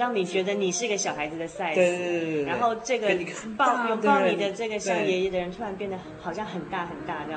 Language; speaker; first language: Chinese; native; Chinese